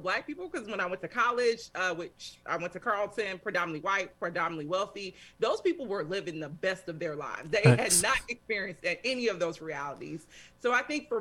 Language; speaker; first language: English; native; English